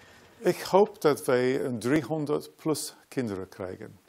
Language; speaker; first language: Dutch; non-native, fluent; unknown